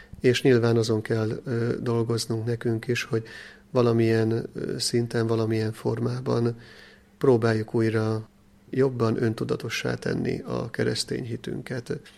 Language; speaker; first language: Hungarian; native; Hungarian